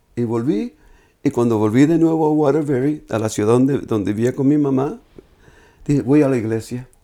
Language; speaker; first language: Spanish; native; Spanish